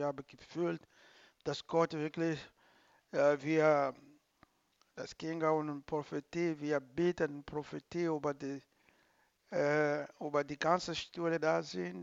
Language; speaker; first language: German; non-native, learner; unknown